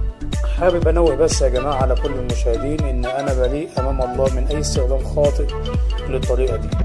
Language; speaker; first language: Arabic; native; Arabic